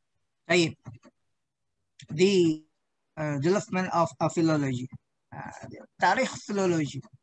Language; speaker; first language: Arabic; non-native, learner; Indonesian